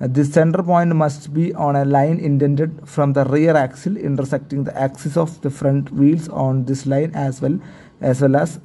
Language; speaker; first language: English; non-native, local second language; Malayalam